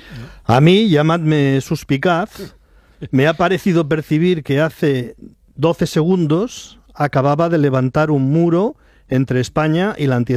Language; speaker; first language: Spanish; native; Spanish